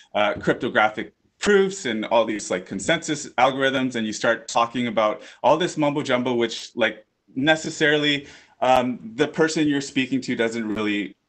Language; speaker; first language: English; native; English